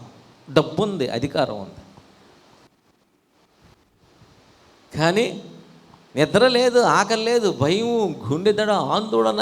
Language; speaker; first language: Telugu; native; Telugu